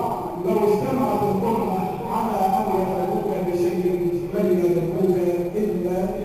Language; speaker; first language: Arabic; native; Arabic